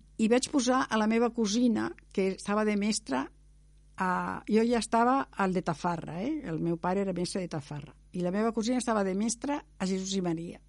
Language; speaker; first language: Catalan; non-native, local second language; Spanish